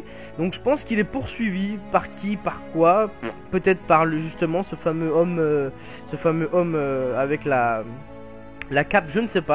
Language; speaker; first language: French; native; French